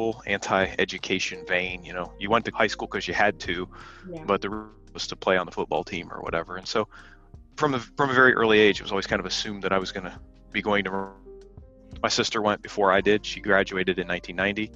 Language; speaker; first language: English; native; English